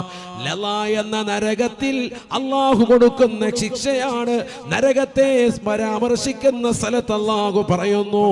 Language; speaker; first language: Malayalam; native; Malayalam